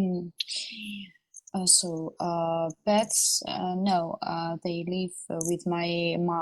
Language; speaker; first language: English; non-native, learner; Russian